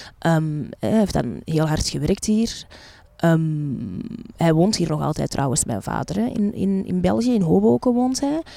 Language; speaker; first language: Dutch; early bilingual, other home language; Arabic